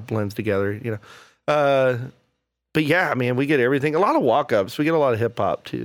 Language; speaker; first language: English; native; English